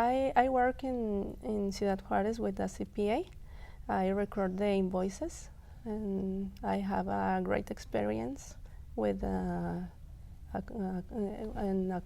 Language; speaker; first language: English; non-native, local second language; Spanish